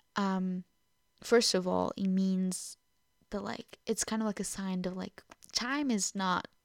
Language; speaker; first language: English; non-native, fluent; Portuguese